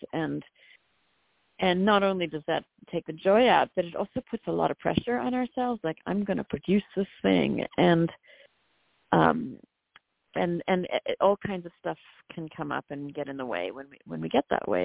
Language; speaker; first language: English; native; English